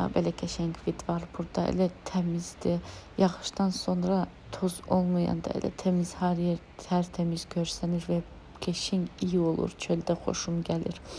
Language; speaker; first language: Azerbaijani; non-native, fluent; Lezghian